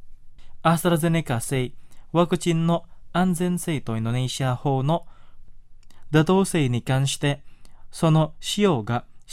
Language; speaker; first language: Japanese; non-native, fluent; Indonesian